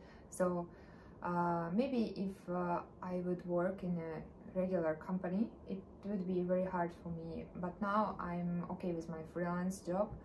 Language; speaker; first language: English; non-native, learner; Russian